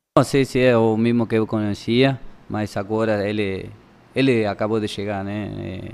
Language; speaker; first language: Portuguese; non-native, learner; Spanish